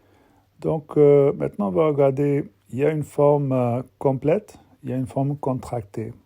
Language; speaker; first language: French; non-native, fluent; English